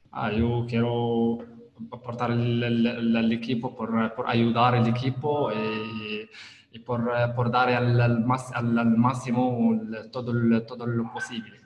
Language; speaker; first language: Spanish; non-native, learner; Italian